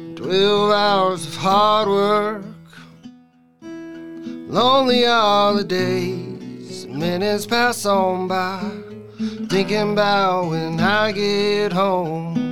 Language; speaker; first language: English; native; English